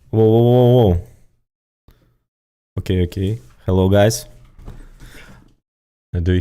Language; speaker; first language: English; non-native, learner; Ukrainian